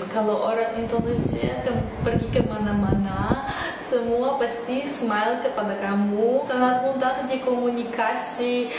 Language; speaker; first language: Indonesian; non-native, fluent; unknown